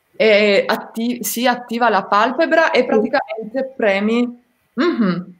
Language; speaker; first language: Italian; native; Italian